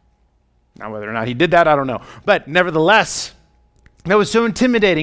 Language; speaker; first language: English; native; English